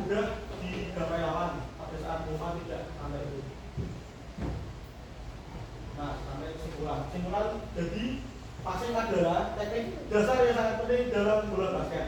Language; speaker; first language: Indonesian; native; Indonesian